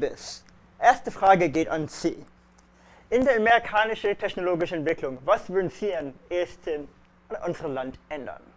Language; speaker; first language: German; non-native, fluent; English